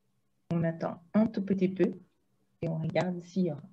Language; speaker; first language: French; non-native, fluent; Portuguese